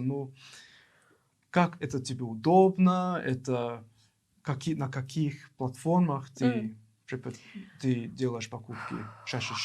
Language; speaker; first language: Russian; non-native, learner; English